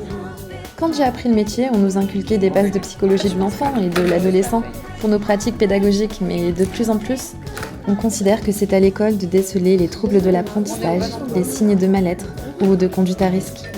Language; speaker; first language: French; native; French